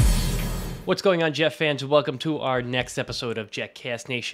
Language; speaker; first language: English; native; English